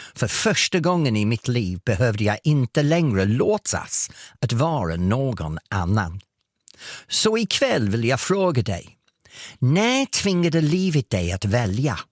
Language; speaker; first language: Swedish; non-native, fluent; English